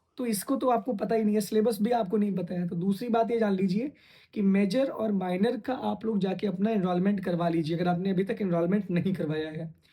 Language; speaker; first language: Hindi; native; Hindi